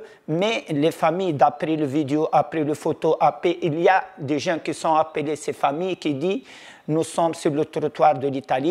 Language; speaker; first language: French; non-native, local second language; Arabic